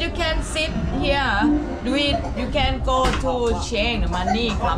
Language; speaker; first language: English; non-native, learner; Thai